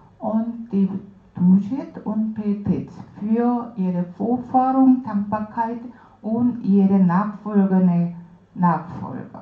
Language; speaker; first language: German; non-native, learner; Korean